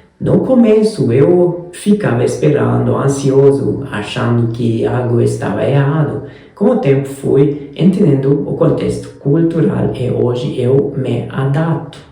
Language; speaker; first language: Portuguese; non-native, fluent; Hungarian